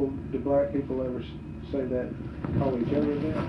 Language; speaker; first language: English; native; English